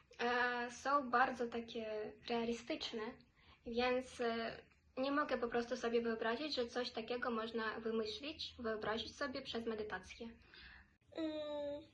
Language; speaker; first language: Polish; non-native, fluent; Ukrainian